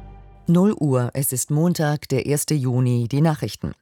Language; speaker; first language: German; native; German